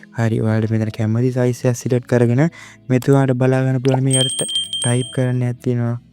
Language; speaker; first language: Sinhala; native; Sinhala